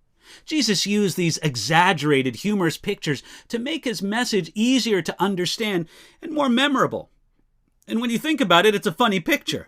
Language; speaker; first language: English; native; English